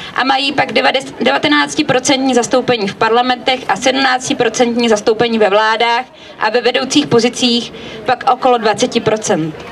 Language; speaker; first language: Czech; native; Czech